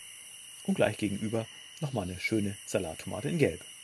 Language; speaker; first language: German; native; German